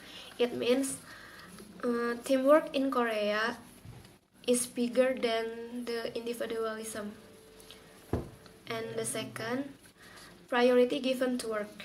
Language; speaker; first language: English; non-native, learner; Indonesian